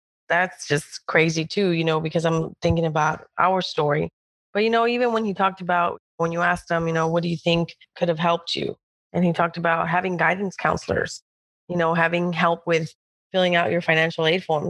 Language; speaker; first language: English; early bilingual, other home language; Spanish